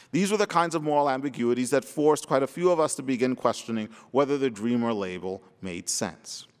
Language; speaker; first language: English; early bilingual, other home language; Spanish